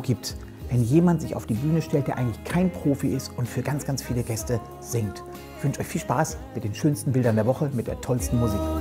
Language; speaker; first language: German; native; German